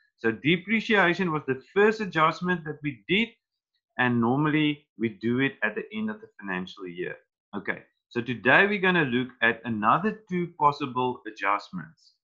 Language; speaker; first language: English; non-native, local second language; Afrikaans